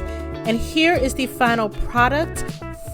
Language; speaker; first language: English; native; English